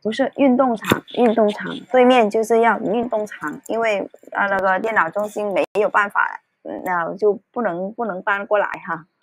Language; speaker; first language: Chinese; early bilingual, heritage; Cantonese